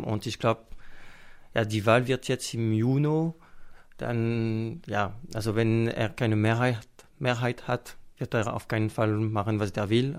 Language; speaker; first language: German; non-native, fluent; French